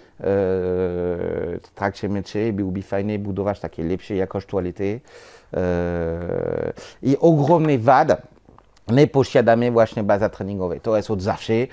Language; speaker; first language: Polish; non-native, learner; French